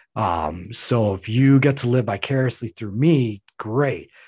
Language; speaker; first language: English; native; English